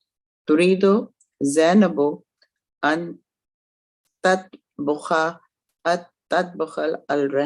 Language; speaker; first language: Arabic; non-native, learner; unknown